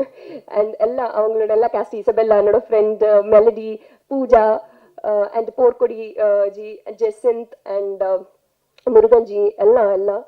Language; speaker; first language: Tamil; non-native, fluent; Telugu